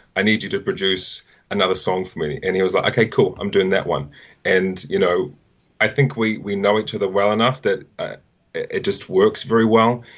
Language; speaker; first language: English; native; English